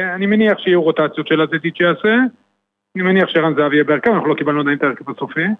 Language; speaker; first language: Hebrew; native; Hebrew